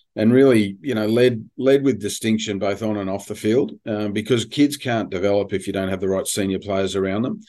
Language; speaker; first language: English; native; English